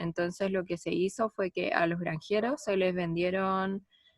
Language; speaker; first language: Spanish; native; Spanish